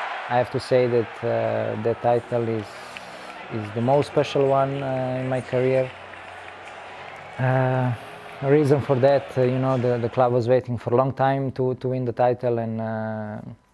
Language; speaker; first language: English; non-native, fluent; Serbian